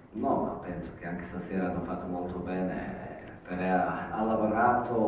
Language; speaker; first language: Italian; non-native, fluent; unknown